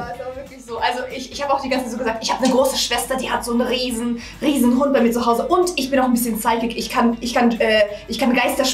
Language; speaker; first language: German; native; German